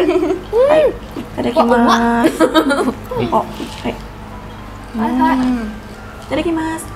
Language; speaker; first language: Indonesian; native; Indonesian